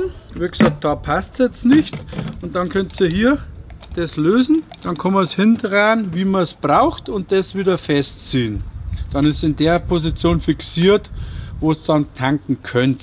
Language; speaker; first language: German; native; German